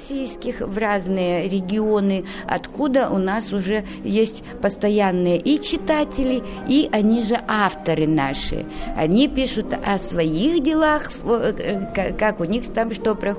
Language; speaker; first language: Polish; non-native, learner; Russian